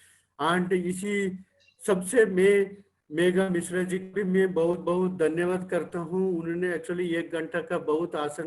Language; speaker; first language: Hindi; non-native, local second language; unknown